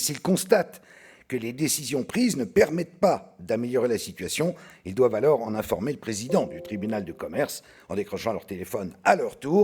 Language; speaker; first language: French; native; French